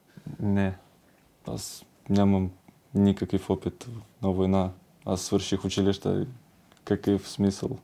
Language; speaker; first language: Bulgarian; non-native, learner; Russian